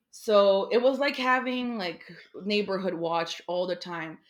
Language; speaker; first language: English; non-native, fluent; Portuguese